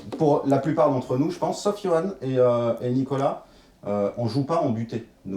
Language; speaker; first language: French; native; French